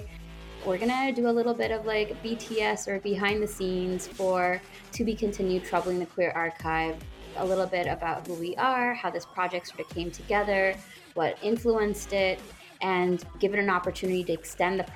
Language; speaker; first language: English; non-native, local second language; Bangla